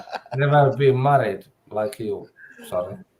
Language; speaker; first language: English; non-native, learner; Finnish